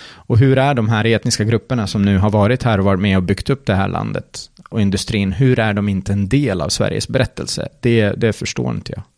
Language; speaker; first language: Swedish; early bilingual, other home language; Serbian